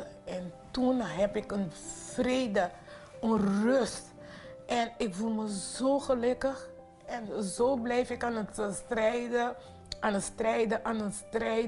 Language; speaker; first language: Dutch; non-native, local second language; Papiamento